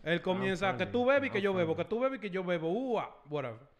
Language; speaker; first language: Spanish; early bilingual, heritage; Spanish